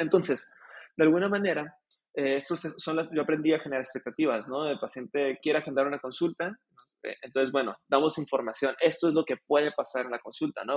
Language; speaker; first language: Spanish; native; Spanish